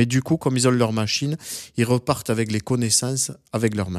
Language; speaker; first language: French; native; French